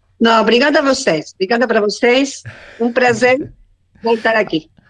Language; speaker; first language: Portuguese; non-native, learner; Spanish